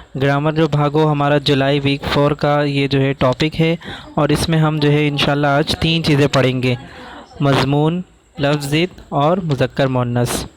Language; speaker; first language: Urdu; non-native, local second language; Sindhi